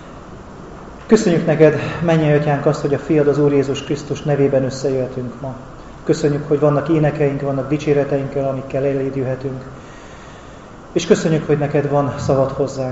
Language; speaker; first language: Hungarian; native; Hungarian